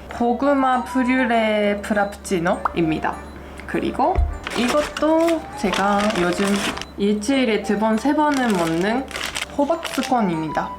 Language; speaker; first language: Korean; non-native, fluent; Japanese